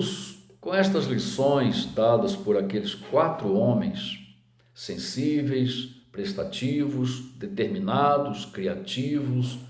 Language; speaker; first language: Portuguese; native; Portuguese